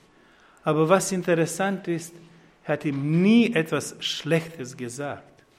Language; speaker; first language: German; non-native, fluent; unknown